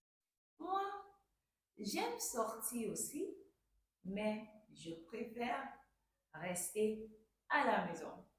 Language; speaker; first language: French; non-native, fluent; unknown